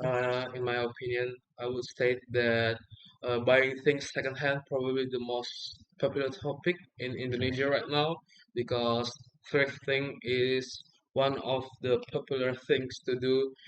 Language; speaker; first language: English; non-native, learner; Indonesian